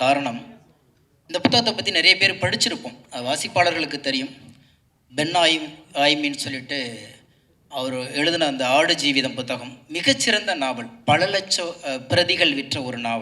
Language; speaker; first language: Tamil; native; Tamil